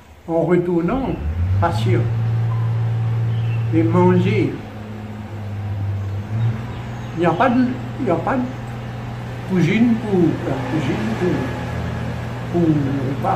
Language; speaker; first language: French; non-native, learner; Morisyen